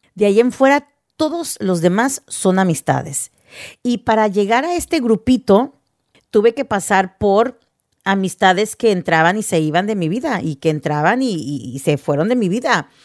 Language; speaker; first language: Spanish; early bilingual, heritage; Spanish